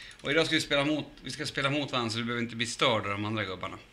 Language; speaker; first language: Swedish; native; Swedish